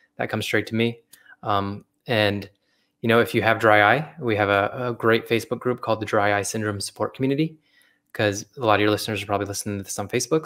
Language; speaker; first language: English; native; English